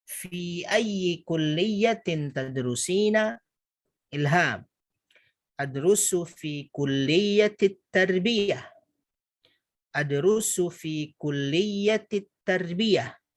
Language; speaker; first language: Arabic; non-native, fluent; Indonesian